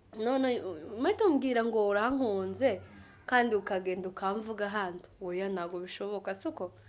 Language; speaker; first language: Kinyarwanda; non-native, fluent; Kikuyu